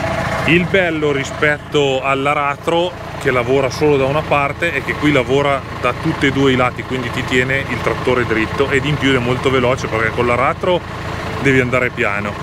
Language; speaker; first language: Italian; native; Italian